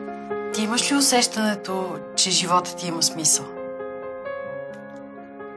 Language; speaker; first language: Bulgarian; native; Bulgarian